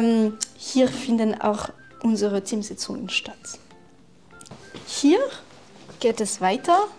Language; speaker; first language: German; non-native, fluent; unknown